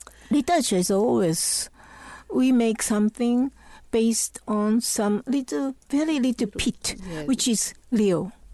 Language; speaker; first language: English; non-native, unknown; Japanese